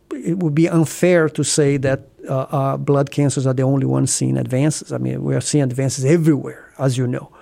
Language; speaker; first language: English; non-native, fluent; Portuguese